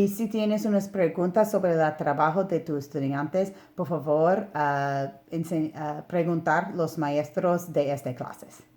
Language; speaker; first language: Spanish; non-native, learner; English